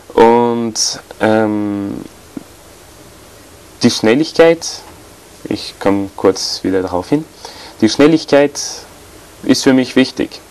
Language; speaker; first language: German; non-native, fluent; French